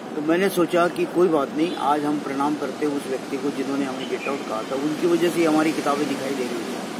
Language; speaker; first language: Hindi; non-native, local second language; Marathi